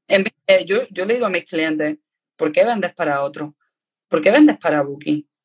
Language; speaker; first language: Spanish; native; Spanish